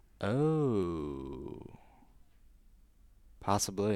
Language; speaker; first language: English; native; English